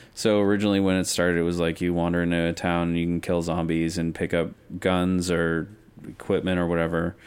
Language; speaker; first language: English; native; English